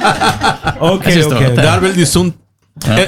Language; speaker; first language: Norwegian; non-native, learner; Spanish